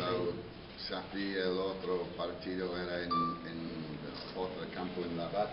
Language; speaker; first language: Spanish; non-native, fluent; English